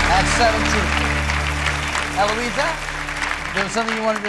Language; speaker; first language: English; native; English